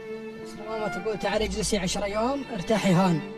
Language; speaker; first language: Arabic; native; Arabic